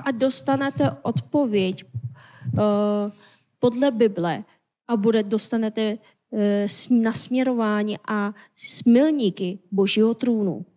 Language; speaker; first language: Czech; non-native, fluent; Korean